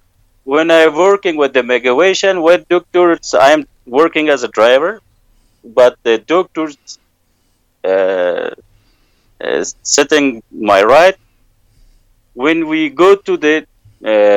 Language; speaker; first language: English; non-native, learner; Persian